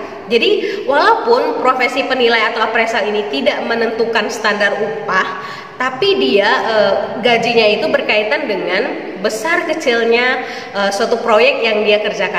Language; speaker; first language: Indonesian; native; Indonesian